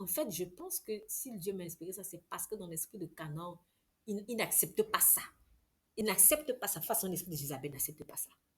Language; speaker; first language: French; native; French